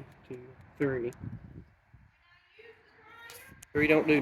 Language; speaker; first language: English; native; English